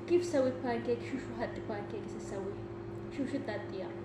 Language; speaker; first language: Arabic; non-native, learner; Oromo